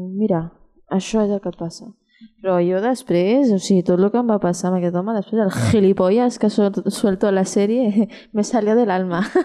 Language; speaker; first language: Catalan; early bilingual, other home language; Chinese